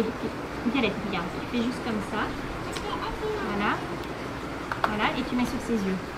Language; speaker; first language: French; native; French